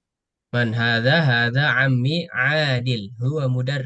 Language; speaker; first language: Arabic; non-native, fluent; Indonesian